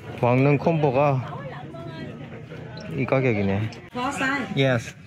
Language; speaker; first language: Korean; native; Korean